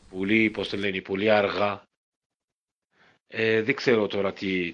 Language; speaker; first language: Greek; non-native, fluent; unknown